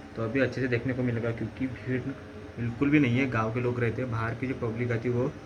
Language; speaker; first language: Hindi; non-native, local second language; Marathi